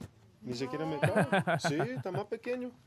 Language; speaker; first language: Spanish; early bilingual, heritage; English